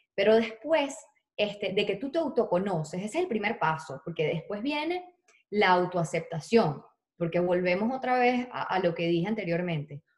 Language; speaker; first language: Spanish; native; Spanish